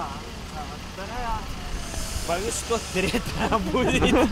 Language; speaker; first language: Russian; non-native, learner; Turkish